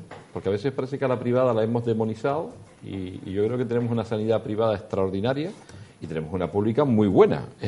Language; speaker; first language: Spanish; native; Spanish